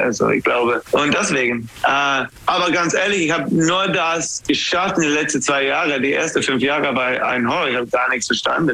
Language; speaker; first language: German; non-native, learner; English